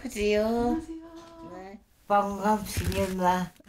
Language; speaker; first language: Korean; non-native, learner; Russian